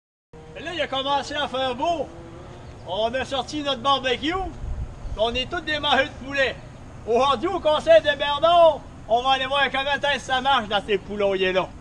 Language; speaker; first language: French; native; French